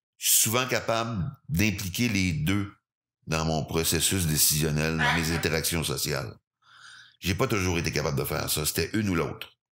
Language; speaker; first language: French; native; French